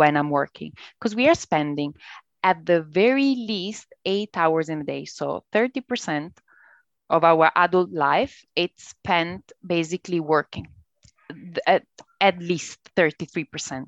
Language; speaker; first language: English; non-native, fluent; Italian